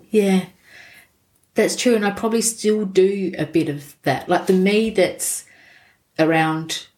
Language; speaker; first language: English; native; English